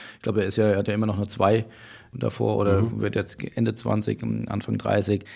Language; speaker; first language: German; native; German